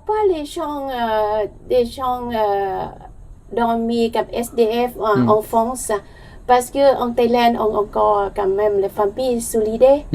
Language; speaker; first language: French; non-native, learner; Thai